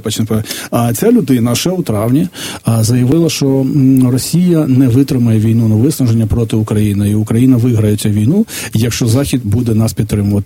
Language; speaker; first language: Ukrainian; native; Ukrainian